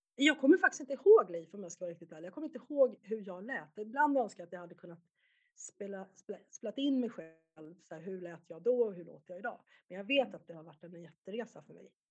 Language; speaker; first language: Swedish; early bilingual, other home language; Arabic